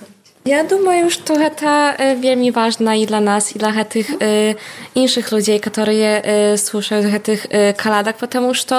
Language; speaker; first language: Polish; non-native, local second language; Belarusian